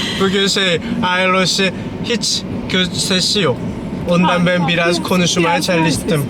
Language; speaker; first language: Turkish; non-native, learner; Korean